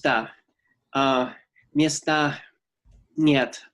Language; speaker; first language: Russian; non-native, learner; English